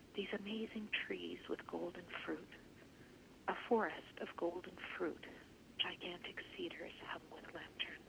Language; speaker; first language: English; native; English